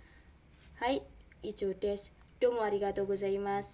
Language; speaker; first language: Japanese; non-native, learner; Indonesian